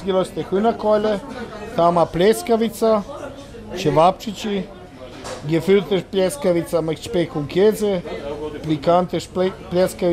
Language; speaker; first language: German; non-native, learner; Serbian